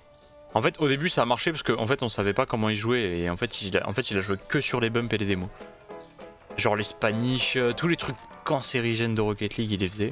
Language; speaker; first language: French; native; French